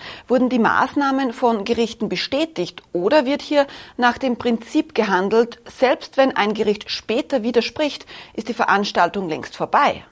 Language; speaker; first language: German; native; German